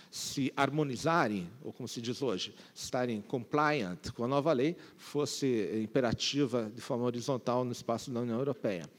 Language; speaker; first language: Portuguese; native; Portuguese